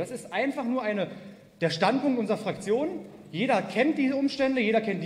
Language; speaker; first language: German; native; German